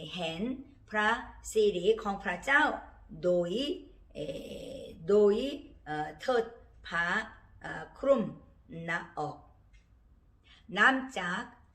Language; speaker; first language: Thai; non-native, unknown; Korean